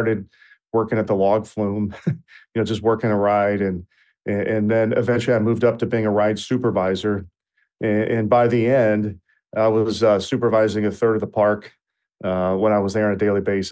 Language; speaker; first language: English; native; English